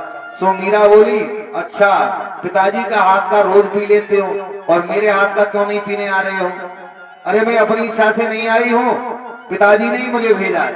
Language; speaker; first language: Hindi; native; Hindi